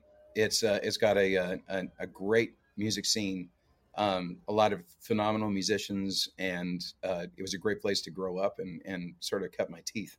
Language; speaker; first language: English; native; English